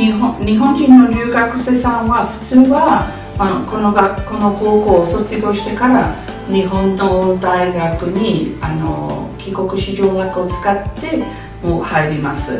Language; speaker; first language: Japanese; non-native, fluent; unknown